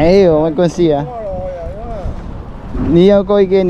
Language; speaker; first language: Chinese; non-native, learner; Filipino